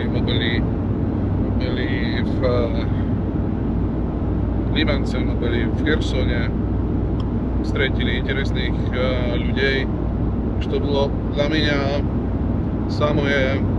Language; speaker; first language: Russian; non-native, learner; Slovak